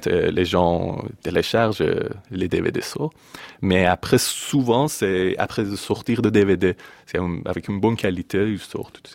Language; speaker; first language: French; non-native, fluent; Persian